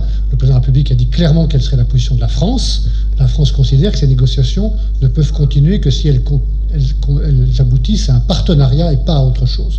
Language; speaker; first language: French; native; French